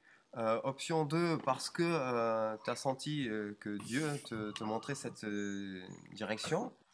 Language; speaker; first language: French; native; French